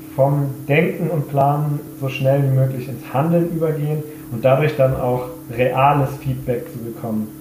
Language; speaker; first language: German; native; German